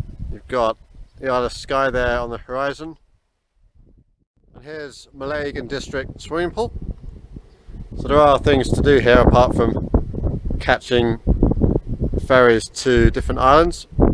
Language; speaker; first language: English; native; English